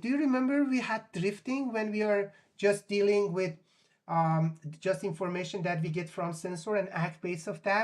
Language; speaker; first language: English; non-native, fluent; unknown